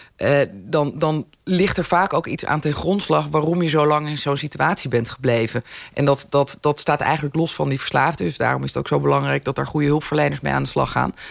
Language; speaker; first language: Dutch; native; Dutch